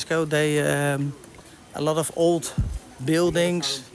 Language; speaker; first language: English; non-native, learner; Dutch